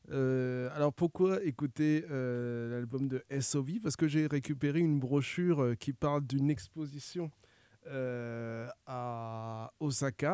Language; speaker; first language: French; native; French